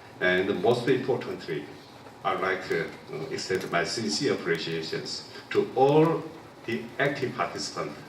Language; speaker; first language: English; non-native, local second language; Korean